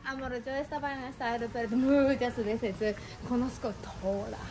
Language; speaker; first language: Spanish; non-native, learner; Japanese